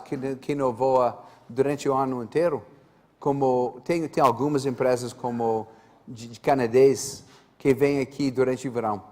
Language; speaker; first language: Portuguese; non-native, fluent; English